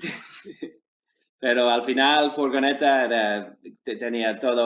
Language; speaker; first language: Spanish; non-native, learner; English